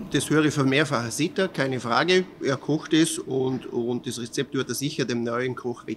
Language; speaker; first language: German; native; German